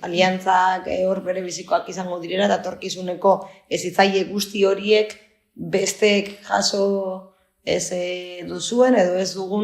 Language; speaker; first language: Basque; native; Basque